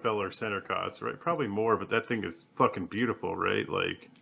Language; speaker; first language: English; native; English